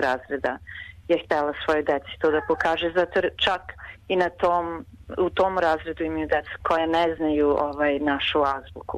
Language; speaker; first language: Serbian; early bilingual, heritage; Serbian